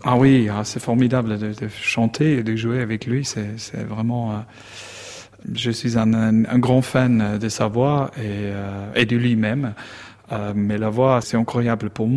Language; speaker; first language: French; non-native, learner; German